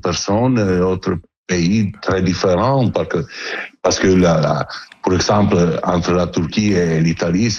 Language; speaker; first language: French; non-native, fluent; Italian